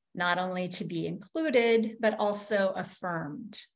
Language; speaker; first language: English; native; English